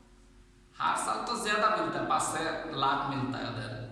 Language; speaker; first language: Hindi; non-native, learner; Bangla